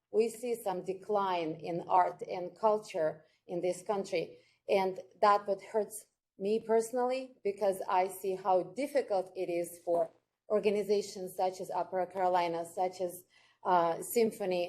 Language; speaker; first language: English; non-native, fluent; Ukrainian